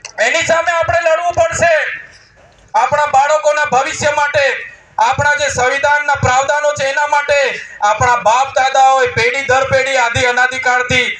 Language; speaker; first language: Gujarati; non-native, local second language; Vasavi